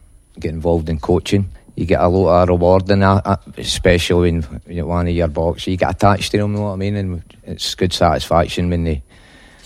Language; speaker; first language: English; native; English